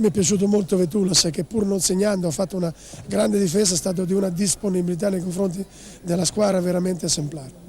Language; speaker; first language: Italian; native; Italian